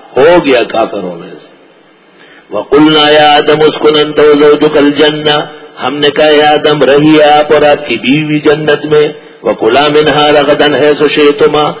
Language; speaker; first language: Urdu; non-native, local second language; Pashto